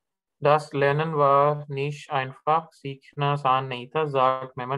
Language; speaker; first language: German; non-native, learner; Urdu